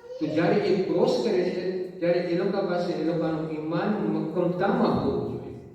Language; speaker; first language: Gujarati; early bilingual, heritage; Gujarati